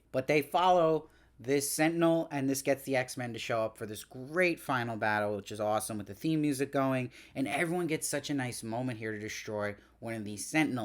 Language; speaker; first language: English; native; English